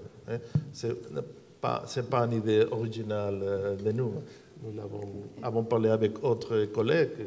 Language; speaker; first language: French; non-native, learner; Spanish